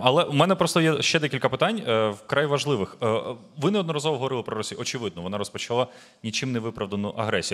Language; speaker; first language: Ukrainian; native; Ukrainian